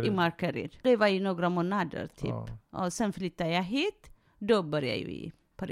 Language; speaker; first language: Swedish; non-native, fluent; Tigrinya